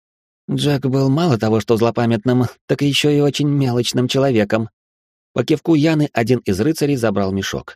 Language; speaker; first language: Russian; native; Russian